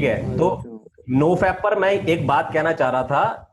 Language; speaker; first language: Hindi; native; Hindi